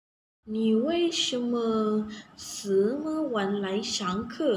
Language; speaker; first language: Chinese; non-native, learner; Malay